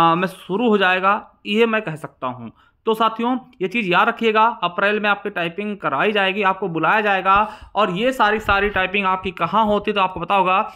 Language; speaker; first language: Hindi; native; Hindi